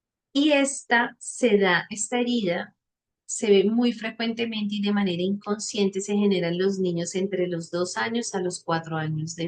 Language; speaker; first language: Spanish; native; Spanish